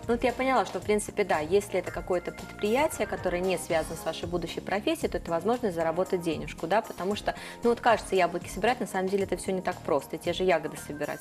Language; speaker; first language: Russian; native; Russian